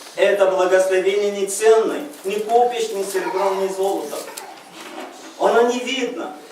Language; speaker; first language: Russian; non-native, local second language; Uzbek